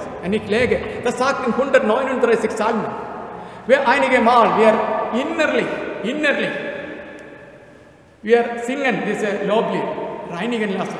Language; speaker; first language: German; non-native, learner; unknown